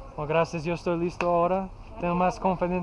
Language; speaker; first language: Spanish; non-native, learner; English